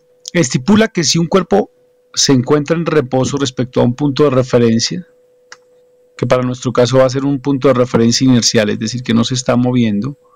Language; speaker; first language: Spanish; native; Spanish